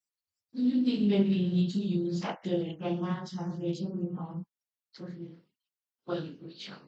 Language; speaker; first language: English; non-native, learner; Thai